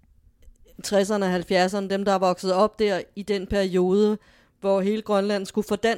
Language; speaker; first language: Danish; native; Danish